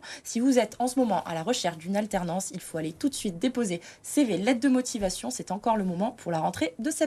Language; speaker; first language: French; native; French